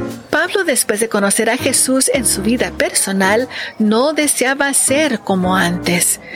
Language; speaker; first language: Spanish; native; Spanish